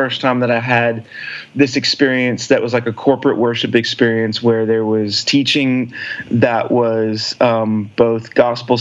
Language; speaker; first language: English; native; English